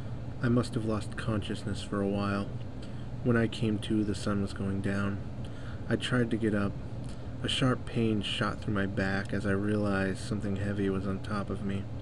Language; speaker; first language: English; native; English